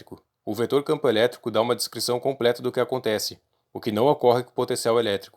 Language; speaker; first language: Portuguese; native; Portuguese